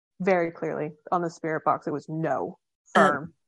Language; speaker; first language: English; native; English